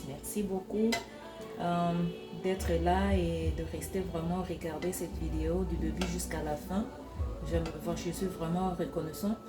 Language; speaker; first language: French; non-native, local second language; Lingala